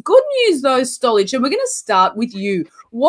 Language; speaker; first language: English; native; English